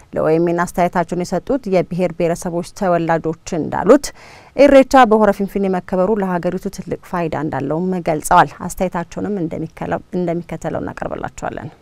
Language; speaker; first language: Amharic; non-native, local second language; Oromo